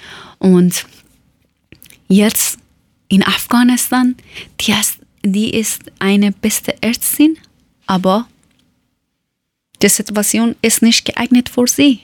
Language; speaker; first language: German; non-native, learner; Persian